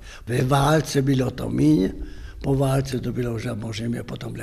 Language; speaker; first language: Czech; non-native, local second language; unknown